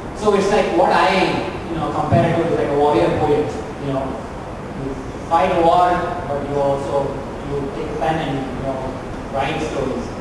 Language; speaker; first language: English; non-native, local second language; Kannada